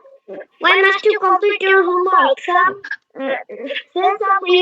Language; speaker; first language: English; non-native, learner; Bangla